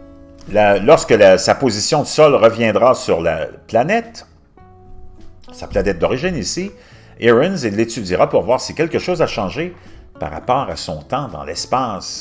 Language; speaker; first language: French; native; French